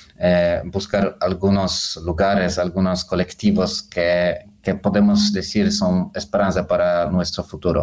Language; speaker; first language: Spanish; non-native, learner; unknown